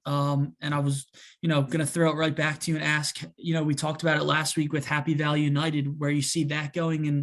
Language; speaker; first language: English; native; English